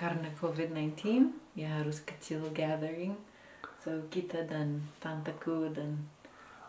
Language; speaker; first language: Indonesian; non-native, learner; English